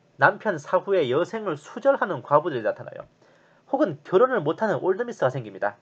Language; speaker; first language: Korean; native; Korean